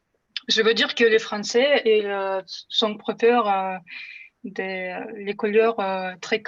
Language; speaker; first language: French; non-native, fluent; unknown